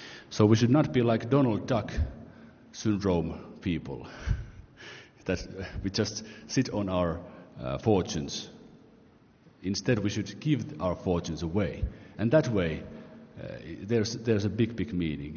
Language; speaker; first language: English; non-native, fluent; Finnish